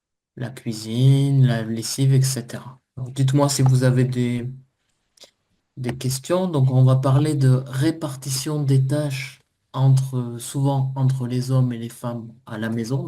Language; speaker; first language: French; native; French